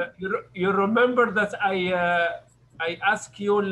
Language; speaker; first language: English; non-native, learner; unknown